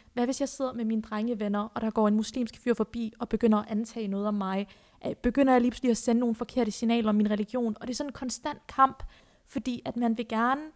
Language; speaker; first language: Danish; early bilingual, other home language; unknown